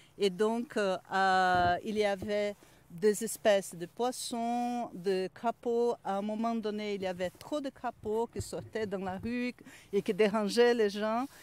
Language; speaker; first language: French; non-native, fluent; Portuguese